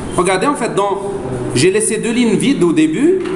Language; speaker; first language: French; non-native, local second language; Arabic